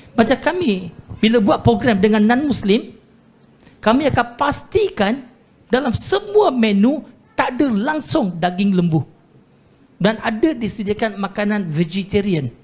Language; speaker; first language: Malay; non-native, local second language; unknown